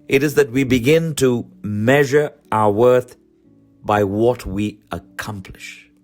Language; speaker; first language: English; non-native, local second language; Malayalam